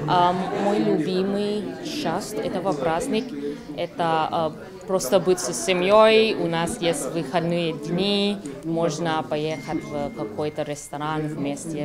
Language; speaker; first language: Russian; non-native, learner; Thai